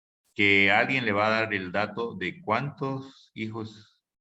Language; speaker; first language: Spanish; native; Spanish